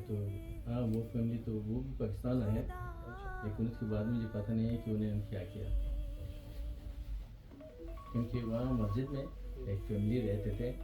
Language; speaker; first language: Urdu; non-native, learner; Pashto